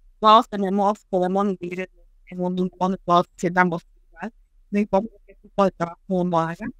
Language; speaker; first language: Spanish; early bilingual, heritage; Spanish